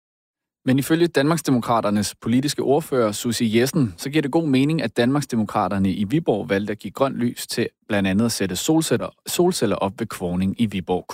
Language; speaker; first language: Danish; native; Danish